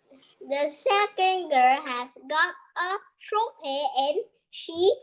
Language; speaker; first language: English; non-native, learner; Vietnamese